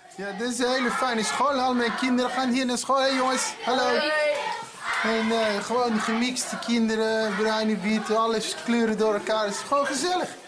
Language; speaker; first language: Dutch; non-native, fluent; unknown